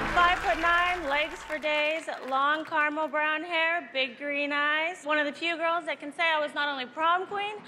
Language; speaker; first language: English; native; English